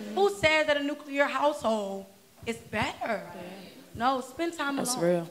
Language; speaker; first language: English; native; English